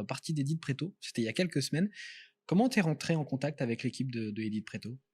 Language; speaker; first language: French; native; French